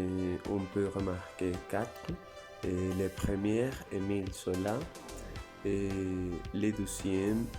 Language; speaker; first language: French; non-native, learner; Spanish